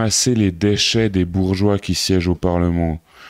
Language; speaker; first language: French; native; French